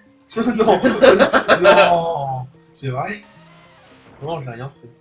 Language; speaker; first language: French; native; French